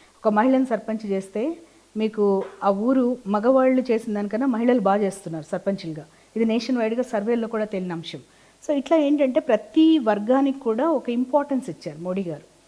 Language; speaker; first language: Telugu; native; Telugu